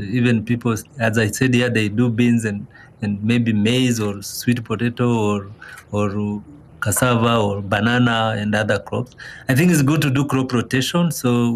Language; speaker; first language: English; non-native, local second language; Kinyarwanda